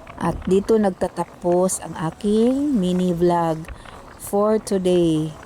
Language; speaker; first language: Filipino; non-native, local second language; Cebuano